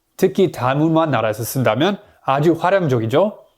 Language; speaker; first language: Korean; non-native, fluent; English